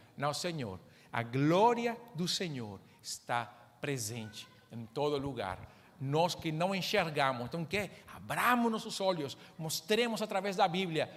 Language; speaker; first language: Portuguese; non-native, fluent; Spanish